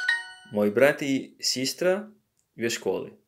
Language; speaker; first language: Russian; non-native, learner; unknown